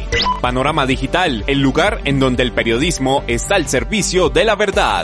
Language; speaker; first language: Spanish; native; Spanish